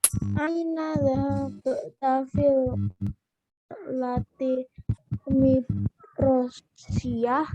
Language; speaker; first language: Arabic; non-native, learner; Indonesian